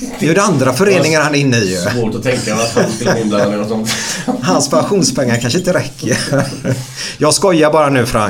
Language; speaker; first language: Swedish; native; Swedish